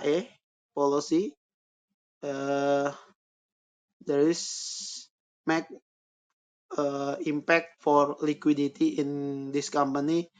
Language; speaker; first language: English; non-native, learner; Indonesian